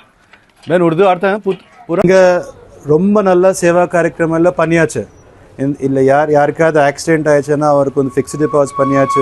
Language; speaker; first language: Tamil; non-native, learner; Urdu